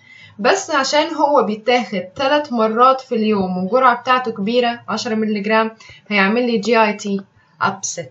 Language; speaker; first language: Arabic; native; Arabic